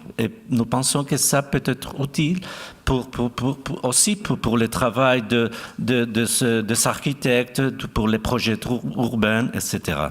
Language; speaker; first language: French; non-native, fluent; Spanish